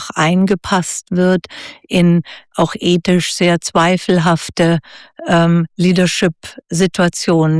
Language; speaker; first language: German; native; German